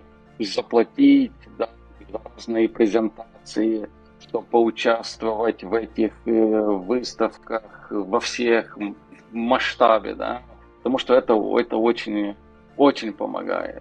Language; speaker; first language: Russian; non-native, local second language; Romanian